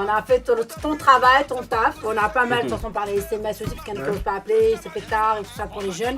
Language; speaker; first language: French; native; French